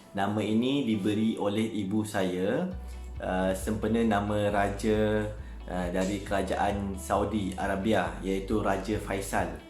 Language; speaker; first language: Malay; native; Malay